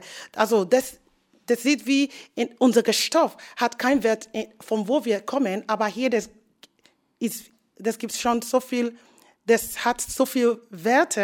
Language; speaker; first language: German; non-native, learner; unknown